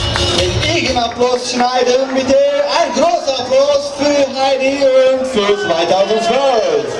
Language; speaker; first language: German; non-native, learner; Turkish